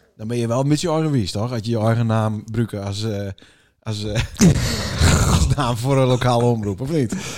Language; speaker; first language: Dutch; native; Dutch